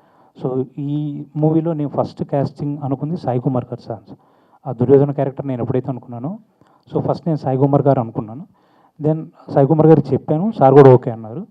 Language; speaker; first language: Telugu; native; Telugu